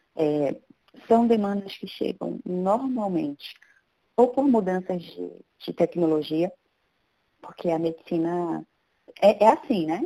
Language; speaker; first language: Portuguese; native; Portuguese